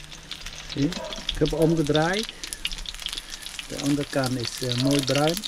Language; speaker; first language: Dutch; non-native, learner; Khmer